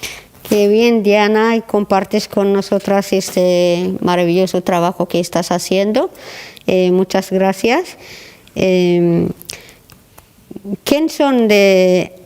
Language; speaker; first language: Spanish; non-native, learner; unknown